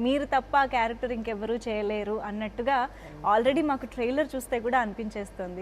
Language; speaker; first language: Telugu; native; Telugu